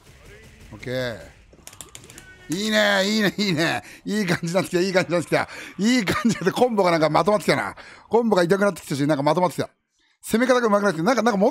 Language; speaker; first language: Japanese; native; Japanese